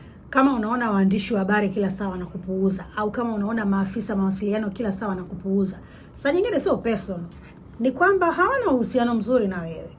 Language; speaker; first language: Swahili; native; Swahili